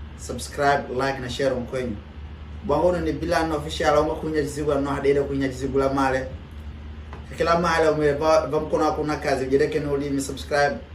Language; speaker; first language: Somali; non-native, local second language; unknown